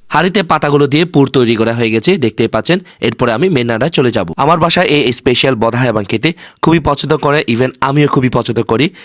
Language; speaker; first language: Bangla; non-native, local second language; Chakma